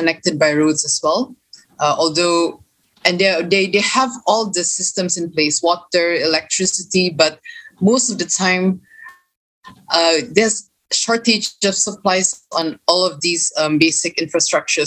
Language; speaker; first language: English; non-native, local second language; Malay